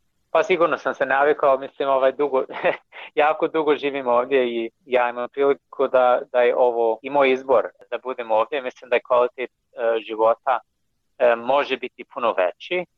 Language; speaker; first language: Croatian; non-native, fluent; English